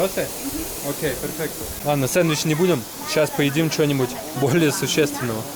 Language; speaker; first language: Russian; native; Russian